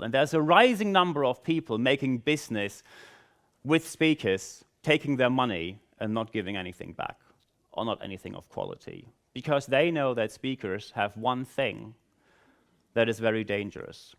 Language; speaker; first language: English; non-native, fluent; German